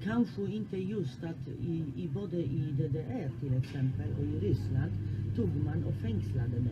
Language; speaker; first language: Swedish; non-native, fluent; Polish